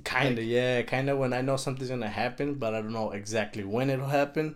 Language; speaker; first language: English; early bilingual, other home language; Spanish